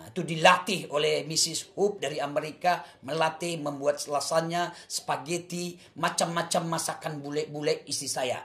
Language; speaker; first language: Indonesian; non-native, local second language; Achinese